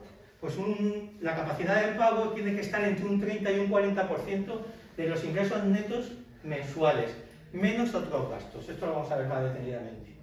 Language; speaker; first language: Spanish; native; Spanish